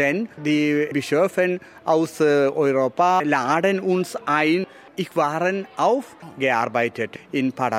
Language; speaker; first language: German; non-native, learner; Malayalam